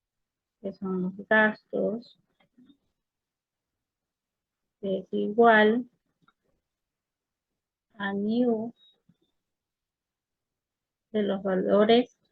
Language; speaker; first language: Spanish; native; Spanish